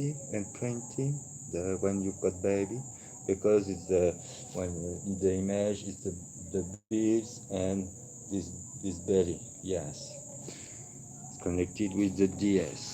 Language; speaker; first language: English; non-native, learner; French